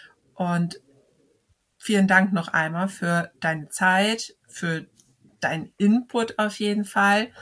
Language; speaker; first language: German; native; German